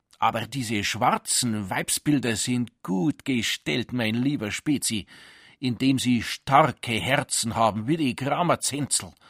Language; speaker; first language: German; native; German